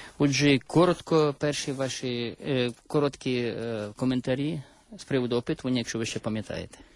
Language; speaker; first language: Ukrainian; native; Ukrainian